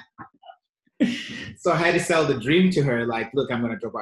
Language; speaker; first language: English; non-native, local second language; Shona